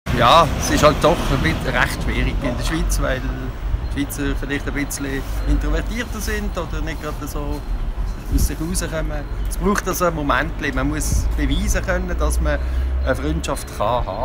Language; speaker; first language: German; non-native, learner; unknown